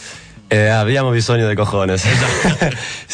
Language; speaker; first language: Italian; non-native, fluent; Spanish